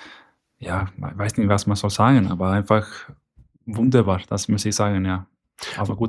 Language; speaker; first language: German; non-native, learner; Icelandic